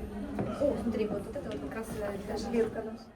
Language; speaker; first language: Russian; native; Russian